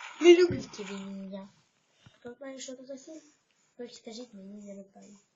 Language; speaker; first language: Ukrainian; native; Ukrainian